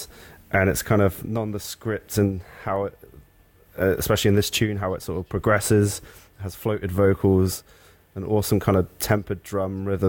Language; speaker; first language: English; native; English